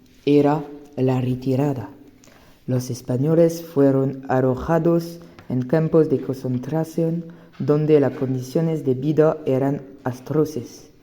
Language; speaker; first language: Spanish; non-native, learner; French